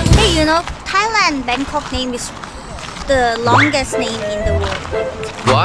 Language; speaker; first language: English; non-native, learner; Thai